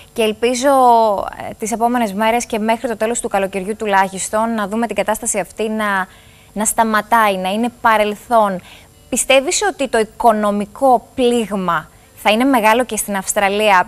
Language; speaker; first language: Greek; native; Greek